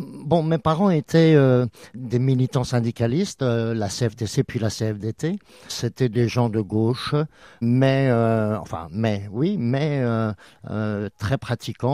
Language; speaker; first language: French; native; French